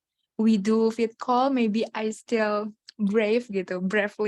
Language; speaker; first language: English; non-native, learner; Indonesian